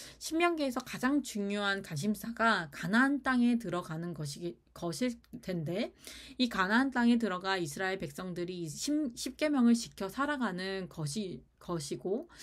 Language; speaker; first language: Korean; native; Korean